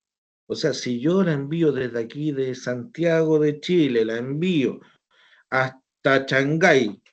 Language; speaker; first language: Spanish; native; Spanish